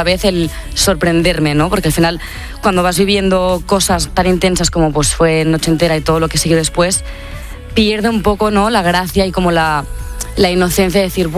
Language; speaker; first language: Spanish; native; Spanish